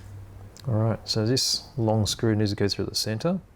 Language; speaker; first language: English; native; English